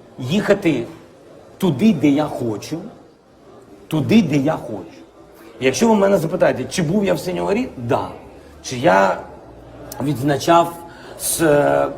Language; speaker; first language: Ukrainian; non-native, local second language; Russian